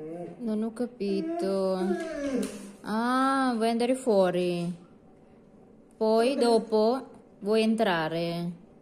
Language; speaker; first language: Italian; non-native, learner; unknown